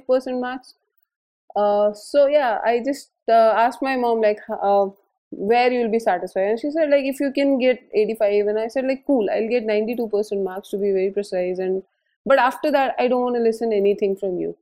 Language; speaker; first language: English; non-native, local second language; Hindi